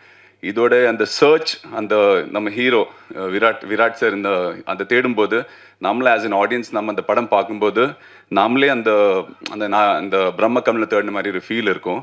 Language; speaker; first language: Tamil; non-native, fluent; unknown